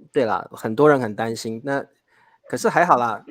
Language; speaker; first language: Chinese; native; Chinese